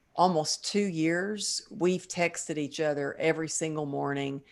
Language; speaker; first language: English; native; English